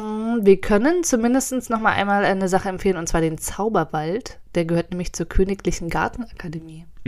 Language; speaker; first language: German; native; German